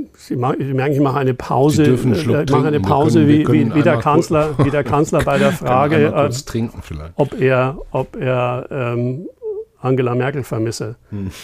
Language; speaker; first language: German; native; German